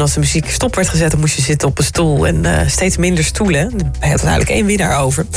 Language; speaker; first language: Dutch; native; Dutch